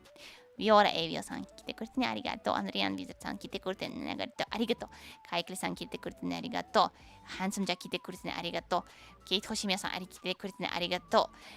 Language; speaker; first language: Japanese; non-native, learner; Russian